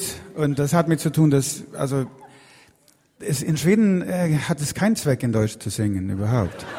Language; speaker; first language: German; non-native, fluent; Swedish